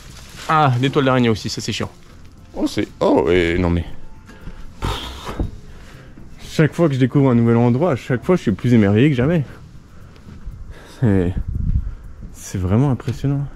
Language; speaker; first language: French; native; French